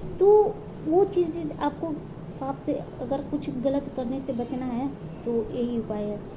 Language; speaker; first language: Hindi; native; Hindi